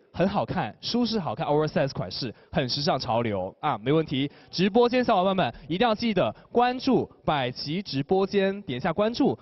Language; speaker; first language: Chinese; native; Chinese